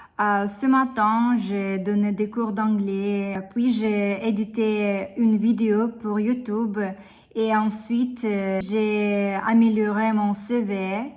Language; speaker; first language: French; non-native, fluent; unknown